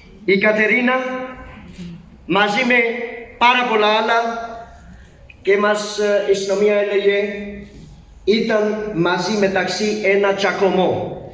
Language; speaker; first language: Greek; non-native, learner; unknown